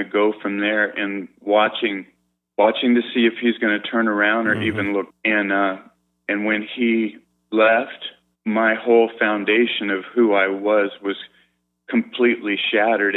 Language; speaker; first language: English; native; English